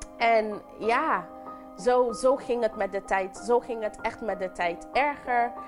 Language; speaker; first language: Dutch; non-native, local second language; English